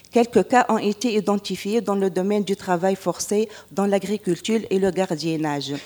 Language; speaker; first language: French; non-native, local second language; Arabic